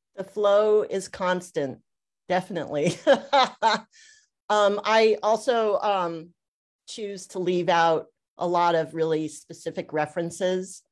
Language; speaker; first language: English; native; English